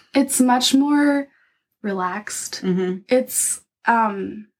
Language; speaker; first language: English; non-native, fluent; German